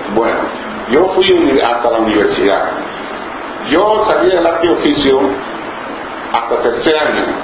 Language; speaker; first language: Spanish; non-native, local second language; English